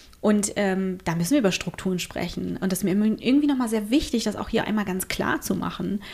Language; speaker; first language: German; native; German